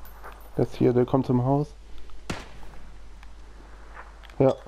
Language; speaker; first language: German; native; German